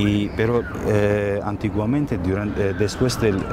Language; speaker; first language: Spanish; non-native, learner; Armenian